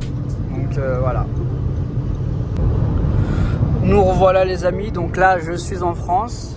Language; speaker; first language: French; native; French